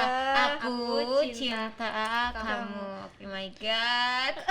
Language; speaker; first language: Indonesian; native; Indonesian